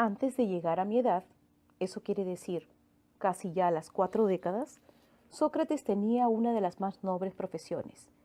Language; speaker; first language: Spanish; native; Spanish